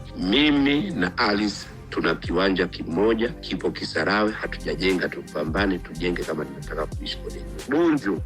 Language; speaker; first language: Swahili; native; Swahili